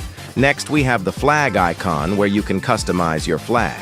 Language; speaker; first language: English; native; English